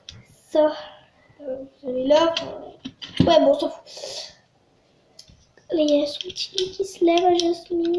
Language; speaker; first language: French; native; French